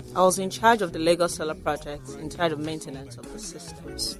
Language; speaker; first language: English; non-native, local second language; Yoruba